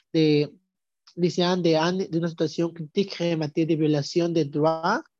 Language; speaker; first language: French; non-native, learner; Spanish